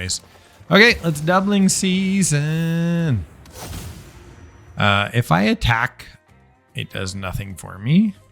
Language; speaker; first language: English; native; English